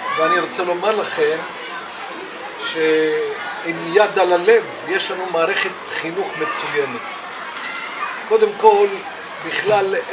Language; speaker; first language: Hebrew; native; Hebrew